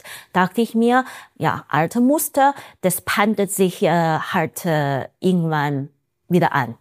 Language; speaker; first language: German; non-native, fluent; Chinese